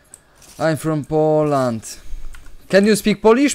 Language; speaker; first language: English; non-native, learner; Polish